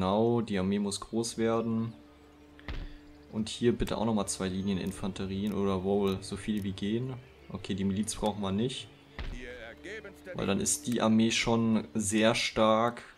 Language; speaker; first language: German; native; German